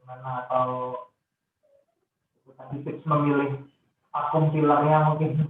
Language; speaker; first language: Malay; non-native, local second language; Javanese